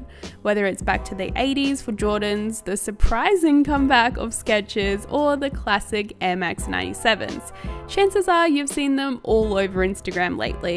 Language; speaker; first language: English; native; English